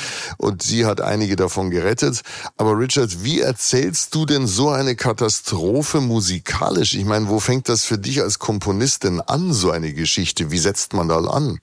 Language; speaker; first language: German; native; German